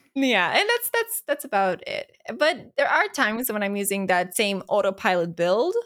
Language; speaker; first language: English; non-native, fluent; Romanian